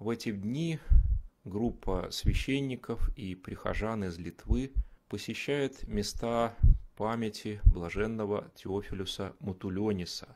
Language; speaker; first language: Russian; native; Russian